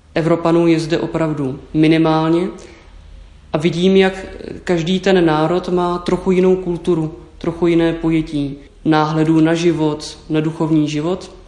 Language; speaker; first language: Czech; native; Czech